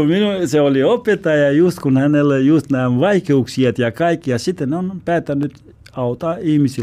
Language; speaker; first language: Finnish; non-native, learner; Albanian